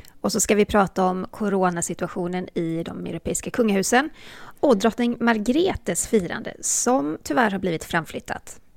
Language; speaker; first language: Swedish; native; Swedish